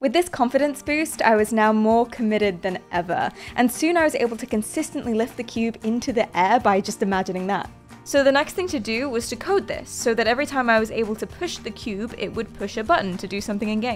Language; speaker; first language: English; native; English